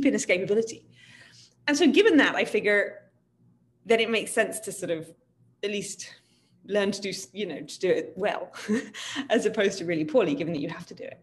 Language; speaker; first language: English; native; English